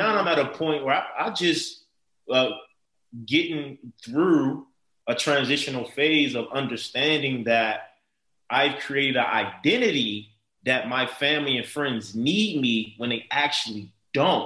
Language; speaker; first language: English; native; English